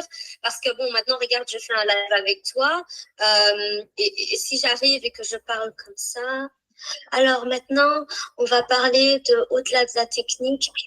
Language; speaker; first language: French; native; French